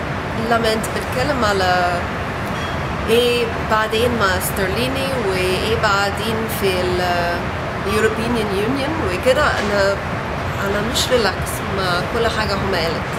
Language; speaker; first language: Arabic; non-native, learner; English